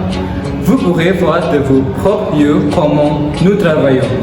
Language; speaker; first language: French; non-native, learner; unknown